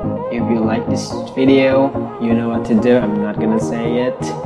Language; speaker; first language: English; non-native, fluent; Indonesian